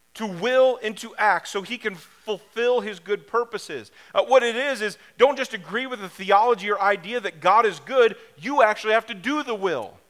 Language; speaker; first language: English; native; English